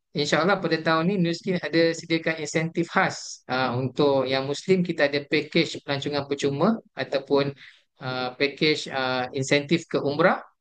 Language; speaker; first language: Malay; native; Malay